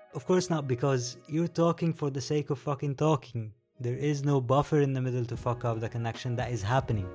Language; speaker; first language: English; non-native, fluent; Arabic